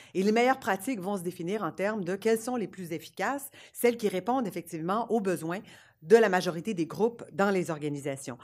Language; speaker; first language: French; native; French